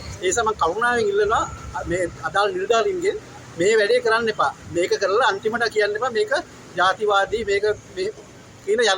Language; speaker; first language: Sinhala; native; Sinhala